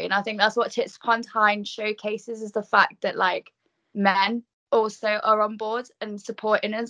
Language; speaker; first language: English; native; English